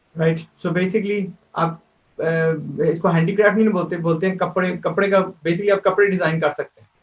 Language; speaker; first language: Urdu; native; Urdu